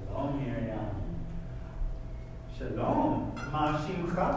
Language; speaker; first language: Hebrew; non-native, fluent; English